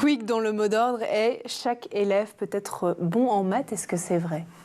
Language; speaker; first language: French; native; French